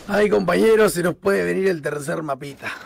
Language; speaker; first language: Spanish; native; Spanish